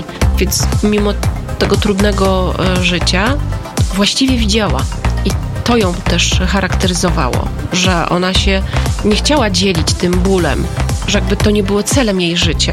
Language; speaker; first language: Polish; native; Polish